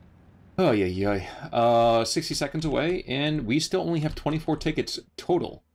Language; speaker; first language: English; native; English